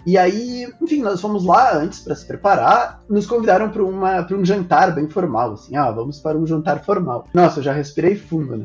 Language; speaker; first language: Portuguese; native; Portuguese